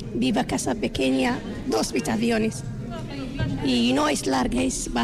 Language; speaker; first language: Spanish; non-native, learner; Arabic